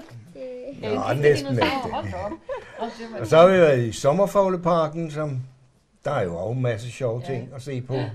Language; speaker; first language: Danish; native; Danish